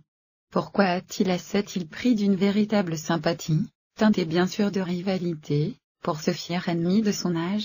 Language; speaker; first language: French; native; French